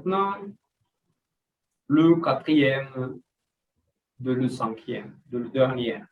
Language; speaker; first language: French; non-native, learner; Portuguese